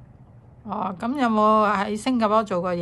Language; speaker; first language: Cantonese; native; Cantonese